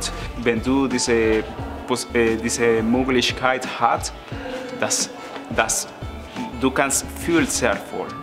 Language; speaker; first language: German; non-native, learner; Spanish